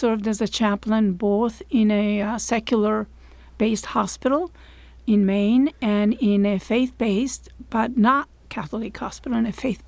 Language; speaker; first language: English; non-native, fluent; Italian